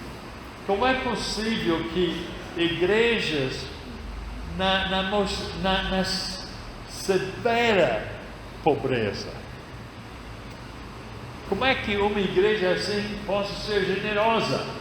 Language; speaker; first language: Portuguese; non-native, fluent; English